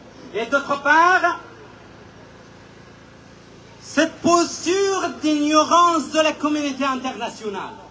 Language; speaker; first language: French; non-native, fluent; Persian